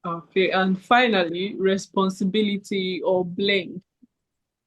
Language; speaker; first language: English; native; English